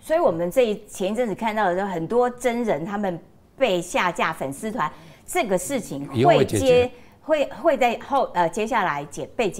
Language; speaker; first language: Chinese; native; Chinese